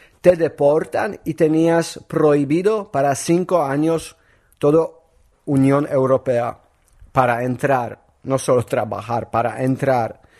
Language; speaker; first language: Spanish; non-native, learner; Polish